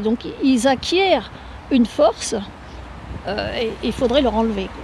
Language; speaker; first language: French; native; French